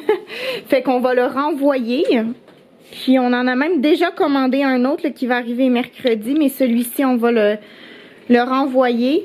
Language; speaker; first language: French; native; French